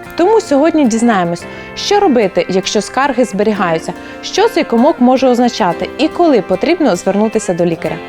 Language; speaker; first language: Ukrainian; native; Ukrainian